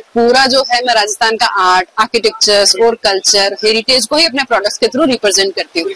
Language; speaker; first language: Hindi; native; Hindi